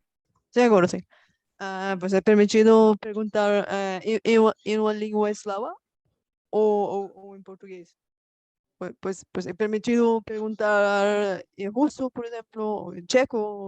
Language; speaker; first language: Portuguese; non-native, fluent; Russian